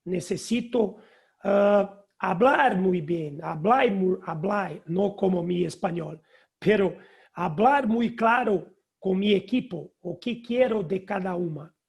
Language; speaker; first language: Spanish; non-native, learner; Portuguese